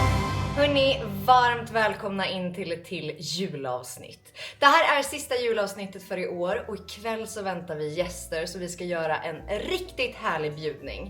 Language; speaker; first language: Swedish; native; Swedish